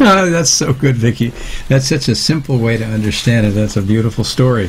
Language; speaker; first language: English; native; English